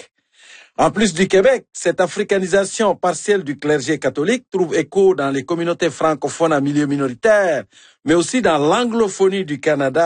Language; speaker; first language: French; native; French